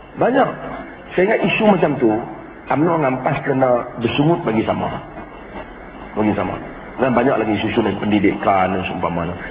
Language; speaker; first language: Malay; native; Malay